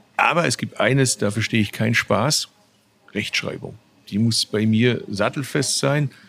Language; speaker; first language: German; early bilingual, other home language; Turkish